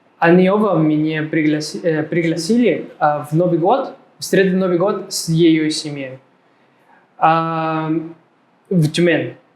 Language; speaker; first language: Russian; non-native, fluent; Spanish